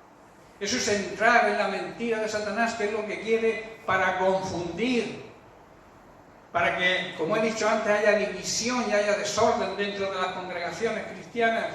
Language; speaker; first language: Spanish; native; Spanish